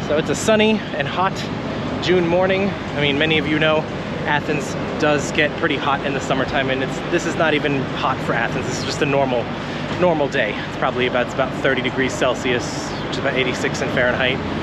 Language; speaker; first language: English; early bilingual, other home language; Greek